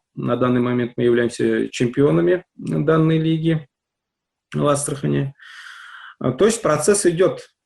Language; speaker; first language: Russian; native; Russian